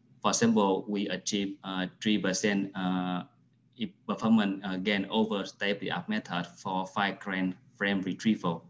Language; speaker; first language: English; non-native, fluent; Vietnamese